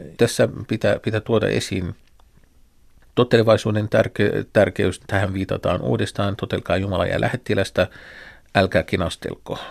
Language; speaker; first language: Finnish; non-native, fluent; Arabic